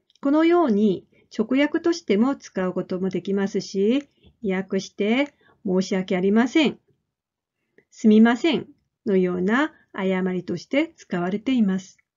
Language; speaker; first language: Japanese; non-native, fluent; Korean